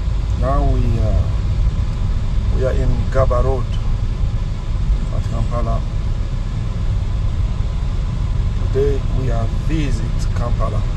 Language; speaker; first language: English; non-native, learner; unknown